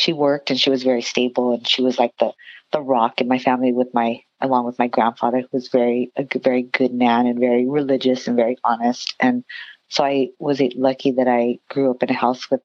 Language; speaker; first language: English; native; English